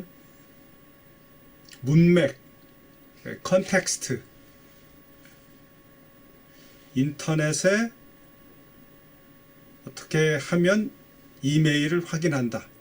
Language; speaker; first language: Korean; native; Korean